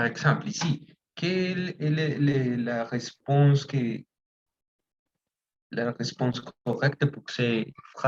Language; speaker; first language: French; non-native, fluent; Spanish